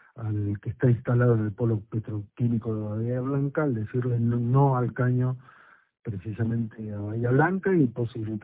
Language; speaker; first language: Spanish; native; Spanish